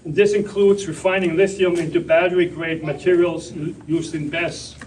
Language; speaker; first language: English; non-native, fluent; German